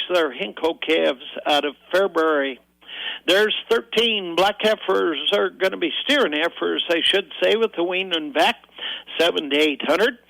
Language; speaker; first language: English; native; English